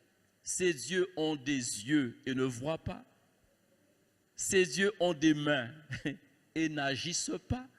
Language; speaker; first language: French; native; French